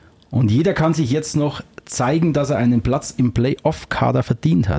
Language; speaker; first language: German; native; German